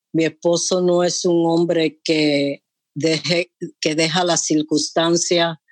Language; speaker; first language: Spanish; early bilingual, heritage; Spanish